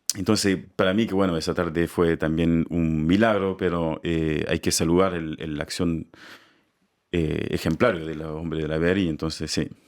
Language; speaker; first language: Spanish; native; Spanish